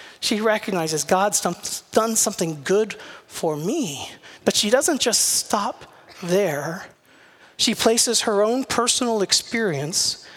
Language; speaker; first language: English; native; English